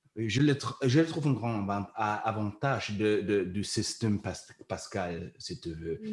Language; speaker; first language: French; non-native, learner; German